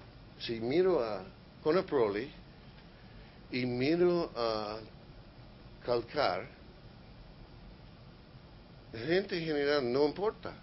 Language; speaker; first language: Spanish; non-native, fluent; English